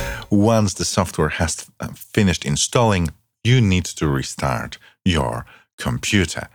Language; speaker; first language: English; non-native, fluent; Polish